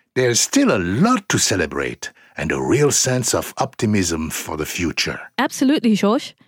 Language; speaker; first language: English; non-native, local second language; Shona